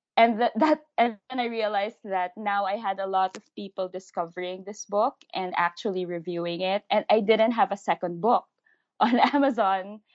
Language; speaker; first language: English; native; English